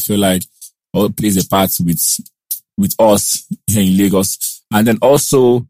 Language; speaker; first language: English; non-native, local second language; Igbo